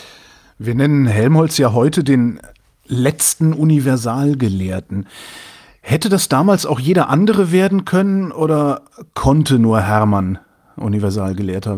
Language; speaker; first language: German; native; German